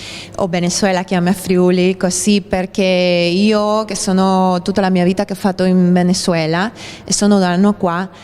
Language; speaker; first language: Italian; non-native, fluent; Spanish